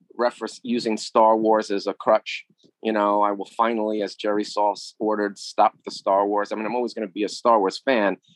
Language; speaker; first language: English; native; English